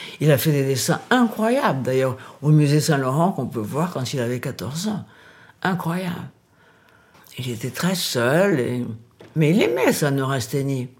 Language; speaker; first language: French; early bilingual, other home language; Portuguese